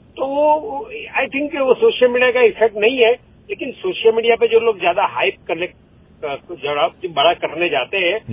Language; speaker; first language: Hindi; non-native, local second language; Gujarati